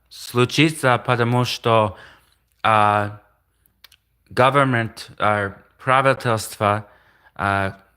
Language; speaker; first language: Russian; non-native, learner; English